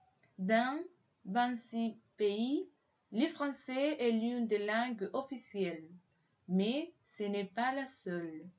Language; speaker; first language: French; non-native, learner; Spanish